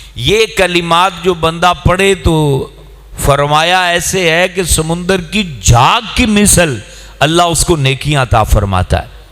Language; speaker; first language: Urdu; non-native, local second language; Punjabi